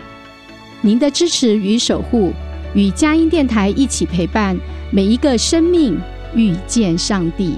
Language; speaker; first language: Chinese; native; Chinese